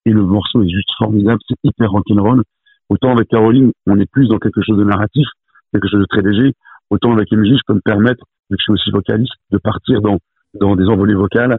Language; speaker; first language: French; native; French